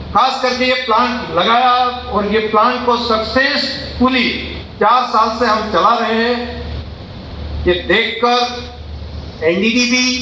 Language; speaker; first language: Hindi; non-native, local second language; Gujarati